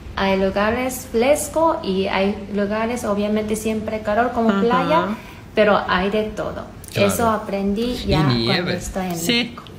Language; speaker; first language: Spanish; non-native, learner; Japanese